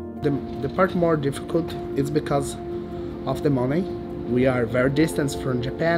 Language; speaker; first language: English; non-native, learner; Portuguese